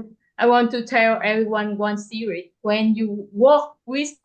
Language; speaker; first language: English; non-native, learner; Vietnamese